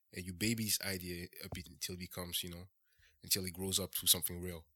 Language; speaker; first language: English; early bilingual, heritage; French